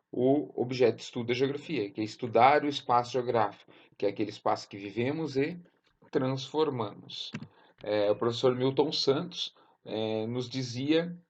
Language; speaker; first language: Portuguese; native; Portuguese